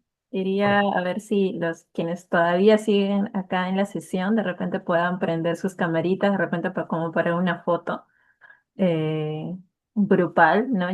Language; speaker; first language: Spanish; native; Spanish